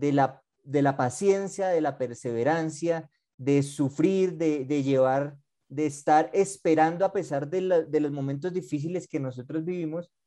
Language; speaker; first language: Spanish; native; Spanish